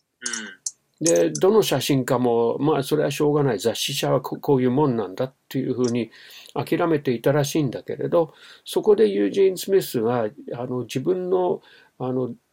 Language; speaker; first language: Japanese; non-native, fluent; English